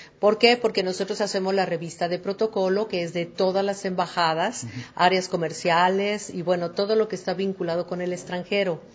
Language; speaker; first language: Spanish; native; Spanish